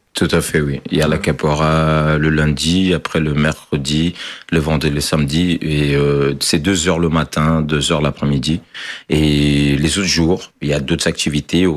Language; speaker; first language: French; non-native, fluent; Portuguese